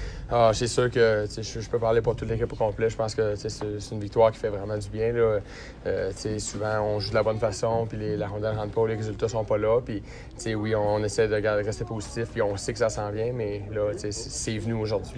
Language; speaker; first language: French; native; French